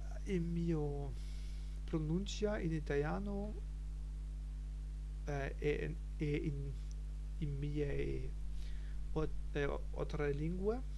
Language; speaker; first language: Italian; non-native, learner; German